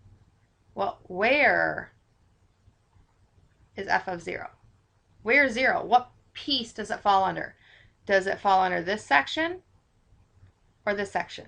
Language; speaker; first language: English; native; English